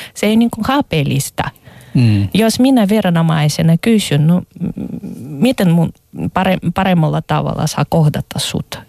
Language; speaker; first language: Finnish; non-native, fluent; Russian